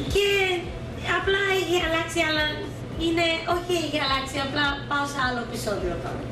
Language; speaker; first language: Greek; early bilingual, heritage; Greek